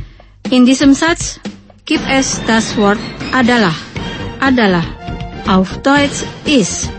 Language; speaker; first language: German; non-native, fluent; Indonesian